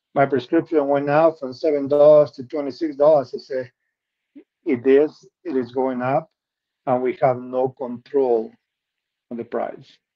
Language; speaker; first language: English; non-native, fluent; Spanish